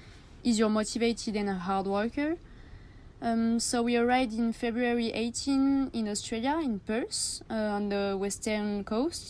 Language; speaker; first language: English; non-native, learner; French